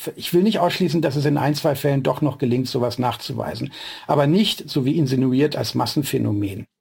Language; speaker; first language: German; native; German